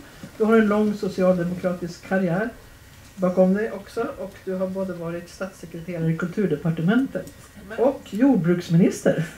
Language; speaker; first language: Swedish; native; Swedish